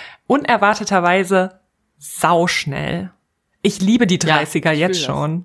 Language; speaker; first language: German; native; German